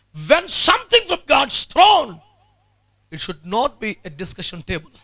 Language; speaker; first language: English; non-native, local second language; Telugu